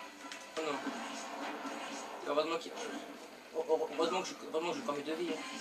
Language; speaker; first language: French; native; French